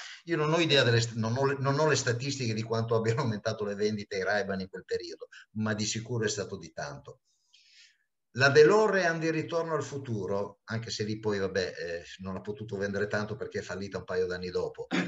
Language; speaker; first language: Italian; native; Italian